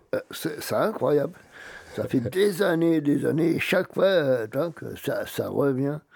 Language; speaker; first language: French; native; French